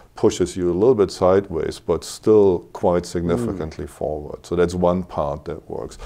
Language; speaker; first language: English; non-native, fluent; German